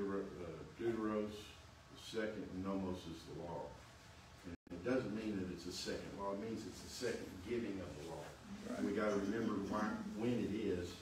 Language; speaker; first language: English; native; English